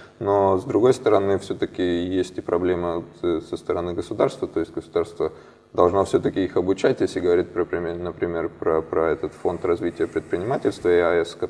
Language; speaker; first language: Russian; native; Russian